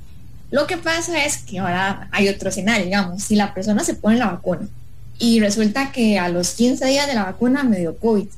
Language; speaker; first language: Spanish; native; Spanish